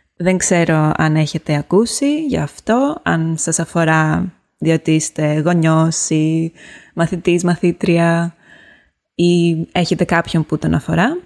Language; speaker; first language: Greek; native; Greek